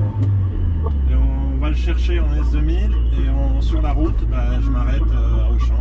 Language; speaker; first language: French; native; French